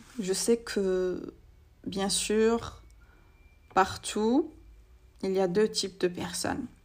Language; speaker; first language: French; non-native, local second language; Arabic